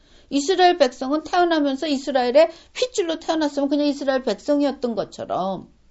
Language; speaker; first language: Korean; native; Korean